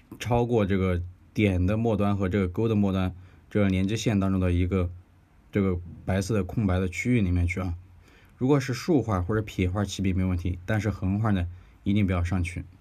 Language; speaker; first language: Chinese; native; Chinese